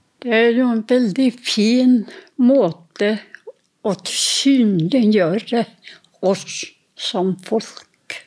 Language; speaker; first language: Norwegian; non-native, fluent; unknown